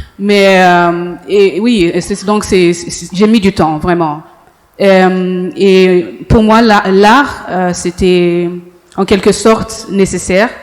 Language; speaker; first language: French; early bilingual, heritage; English